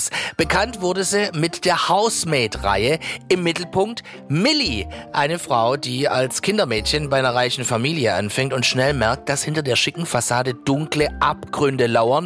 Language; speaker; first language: German; native; German